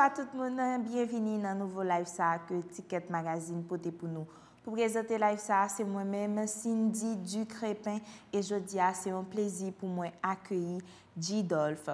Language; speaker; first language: French; non-native, local second language; Haitian Creole